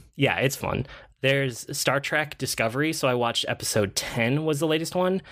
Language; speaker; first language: English; native; English